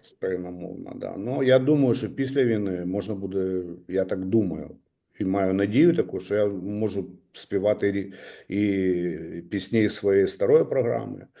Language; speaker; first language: Ukrainian; native; Ukrainian